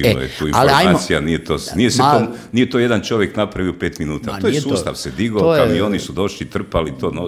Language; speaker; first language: Croatian; native; Croatian